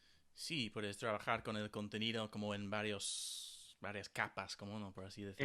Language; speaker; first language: Spanish; non-native, fluent; English